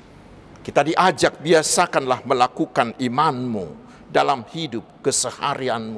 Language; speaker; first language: Indonesian; non-native, local second language; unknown